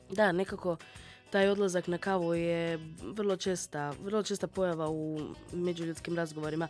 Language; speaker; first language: Serbian; native; Serbian